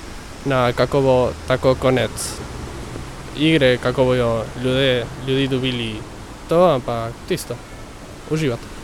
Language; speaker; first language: Slovenian; early bilingual, heritage; Spanish